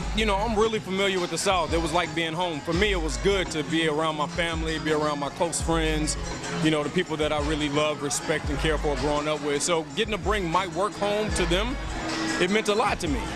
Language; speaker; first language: English; native; English